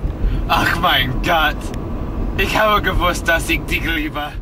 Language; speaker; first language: German; non-native, learner; English